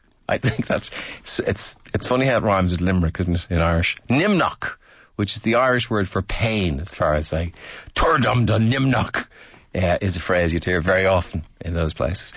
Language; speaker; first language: English; native; English